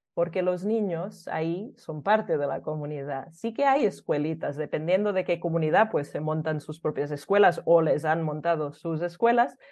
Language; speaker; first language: Spanish; early bilingual, other home language; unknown